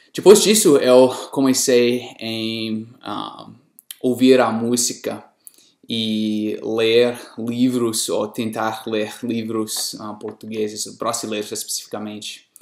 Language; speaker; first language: Portuguese; non-native, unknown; English